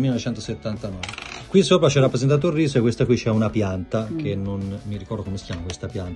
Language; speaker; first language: Italian; native; Italian